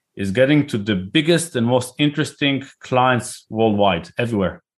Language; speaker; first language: English; non-native, fluent; Hebrew